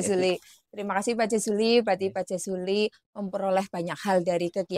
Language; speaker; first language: Indonesian; native; Indonesian